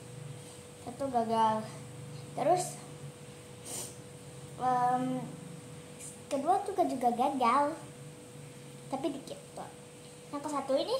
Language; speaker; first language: Indonesian; native; Indonesian